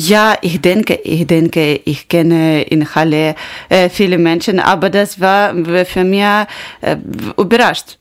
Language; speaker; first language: German; non-native, learner; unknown